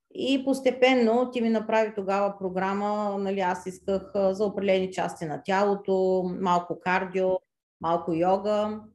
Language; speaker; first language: Bulgarian; native; Bulgarian